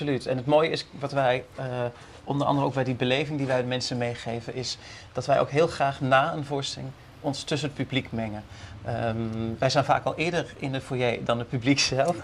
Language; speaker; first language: Dutch; native; Dutch